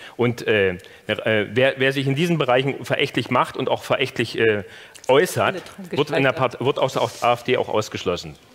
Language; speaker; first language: German; native; German